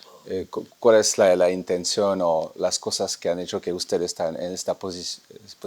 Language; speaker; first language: Spanish; non-native, fluent; French